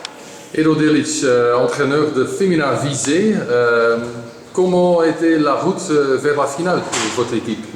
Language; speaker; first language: French; non-native, local second language; Dutch